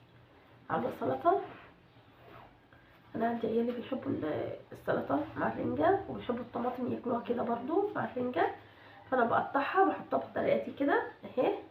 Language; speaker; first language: Arabic; native; Arabic